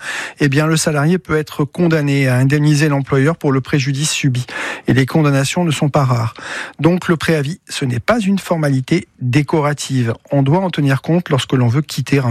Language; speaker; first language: French; native; French